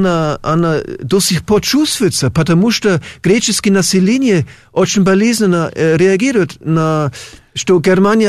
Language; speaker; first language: Russian; non-native, fluent; German